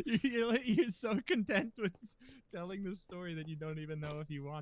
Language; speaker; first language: English; native; English